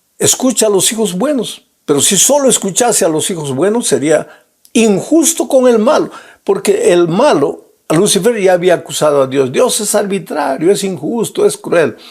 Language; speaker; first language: Spanish; native; Spanish